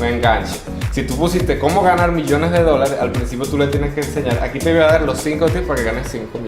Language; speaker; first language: Spanish; native; Spanish